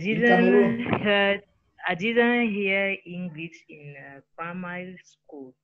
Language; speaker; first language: English; non-native, learner; French